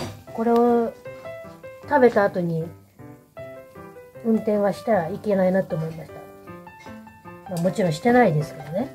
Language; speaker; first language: Japanese; native; Japanese